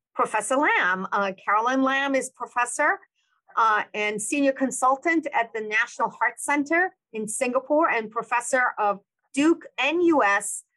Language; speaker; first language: English; non-native, fluent; Persian